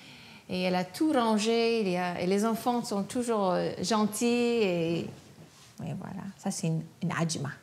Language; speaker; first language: French; non-native, fluent; English